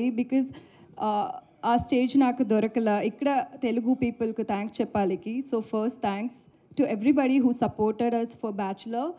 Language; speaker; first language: Telugu; non-native, learner; Tamil